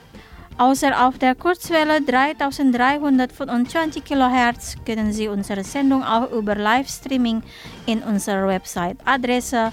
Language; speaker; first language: German; non-native, fluent; Indonesian